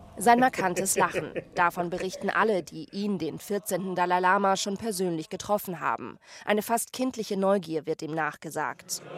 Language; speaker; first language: German; native; German